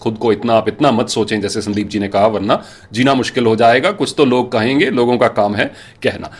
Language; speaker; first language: Hindi; non-native, local second language; Punjabi